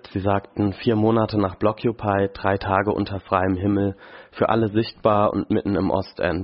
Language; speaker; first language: German; native; German